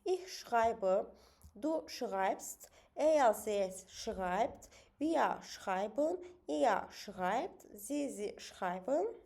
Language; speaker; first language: German; non-native, fluent; Azerbaijani